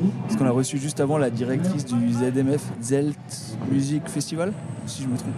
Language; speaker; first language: French; native; French